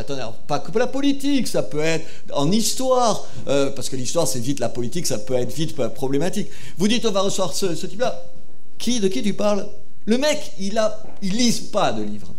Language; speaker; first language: French; native; French